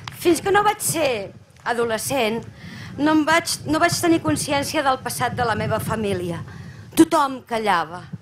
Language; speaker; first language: Catalan; native; Catalan